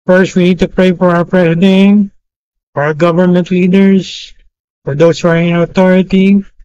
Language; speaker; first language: English; non-native, local second language; Filipino